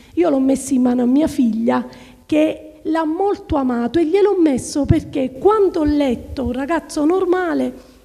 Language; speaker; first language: Italian; native; Italian